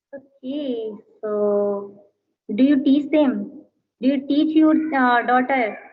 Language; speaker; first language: English; non-native, learner; Hindi